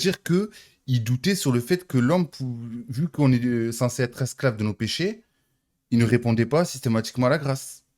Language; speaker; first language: French; native; French